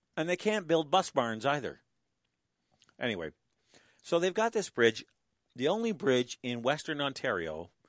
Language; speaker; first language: English; native; English